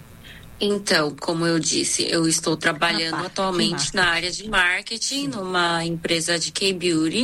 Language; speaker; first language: Portuguese; early bilingual, other home language; Korean